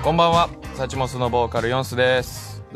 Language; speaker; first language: Japanese; native; Japanese